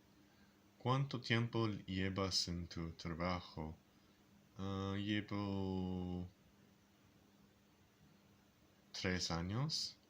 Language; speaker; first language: Spanish; non-native, learner; English